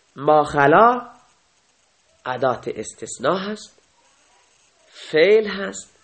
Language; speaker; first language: Persian; native; Persian